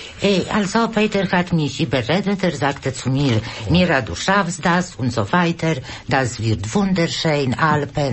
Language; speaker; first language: German; non-native, learner; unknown